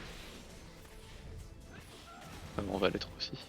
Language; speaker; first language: French; native; French